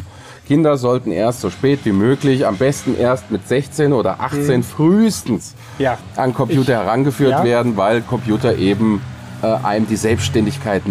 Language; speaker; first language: German; native; German